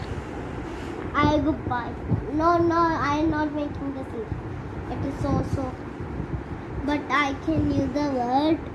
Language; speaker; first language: English; non-native, learner; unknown